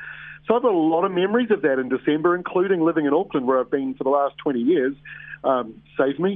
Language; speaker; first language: English; native; English